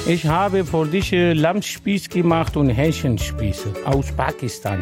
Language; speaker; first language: German; non-native, learner; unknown